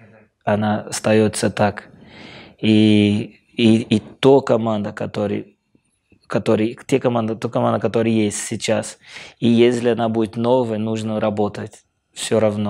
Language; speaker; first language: Russian; non-native, fluent; Portuguese